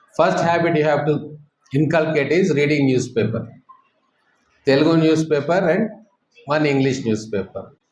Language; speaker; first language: English; non-native, local second language; Telugu